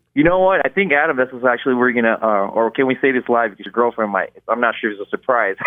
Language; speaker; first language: English; non-native, local second language; Filipino